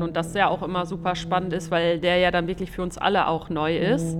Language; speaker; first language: German; native; German